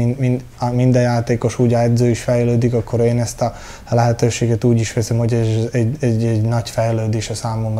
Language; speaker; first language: Hungarian; early bilingual, heritage; Hungarian